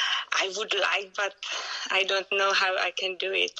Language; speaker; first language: English; non-native, learner; Czech